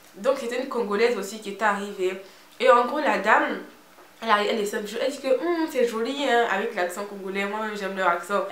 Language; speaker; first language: French; native; French